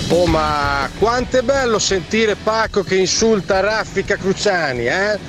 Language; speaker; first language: Italian; native; Italian